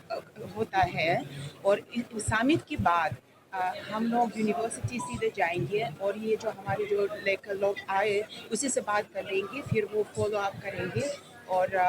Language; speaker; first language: Hindi; non-native, fluent; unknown